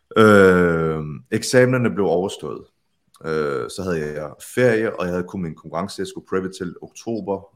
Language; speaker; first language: Danish; early bilingual, other home language; Arabic